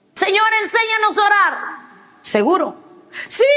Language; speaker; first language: Spanish; native; Spanish